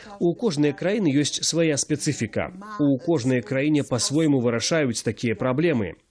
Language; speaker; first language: Belarusian; native; Belarusian